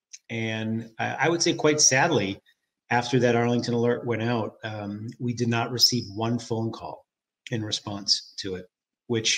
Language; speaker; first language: English; native; English